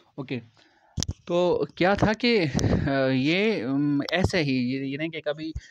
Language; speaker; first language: Hindi; non-native, local second language; Kashmiri